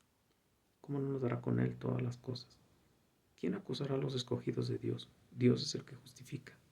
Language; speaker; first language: Spanish; native; Spanish